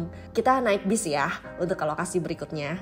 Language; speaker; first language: Indonesian; native; Indonesian